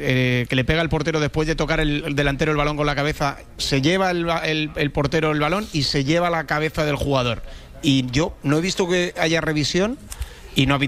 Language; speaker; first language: Spanish; native; Spanish